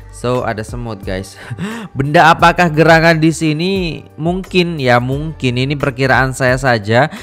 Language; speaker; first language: Indonesian; native; Indonesian